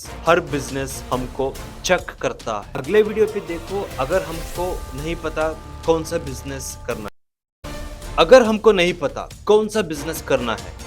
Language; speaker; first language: Hindi; non-native, local second language; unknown